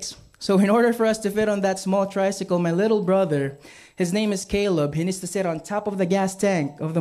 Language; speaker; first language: English; non-native, local second language; Filipino